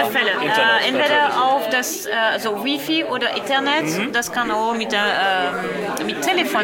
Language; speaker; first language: German; non-native, learner; French